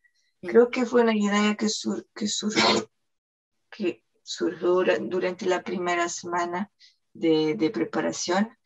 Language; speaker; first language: Spanish; non-native, fluent; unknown